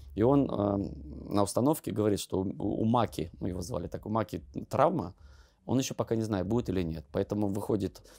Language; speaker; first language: Russian; native; Russian